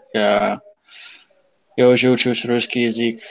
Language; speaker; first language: Russian; non-native, learner; English